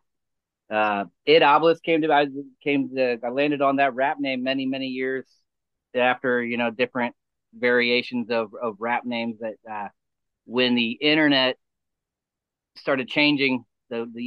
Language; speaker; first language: English; native; English